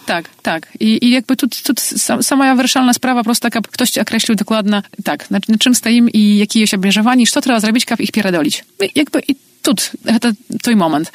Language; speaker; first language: Belarusian; native; Belarusian